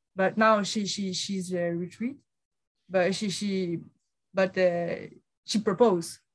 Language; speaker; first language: English; native; English